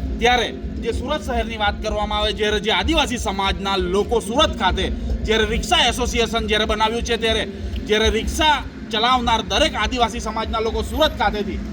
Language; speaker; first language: Gujarati; native; Gujarati